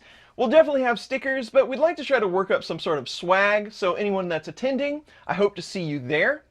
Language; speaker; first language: English; native; English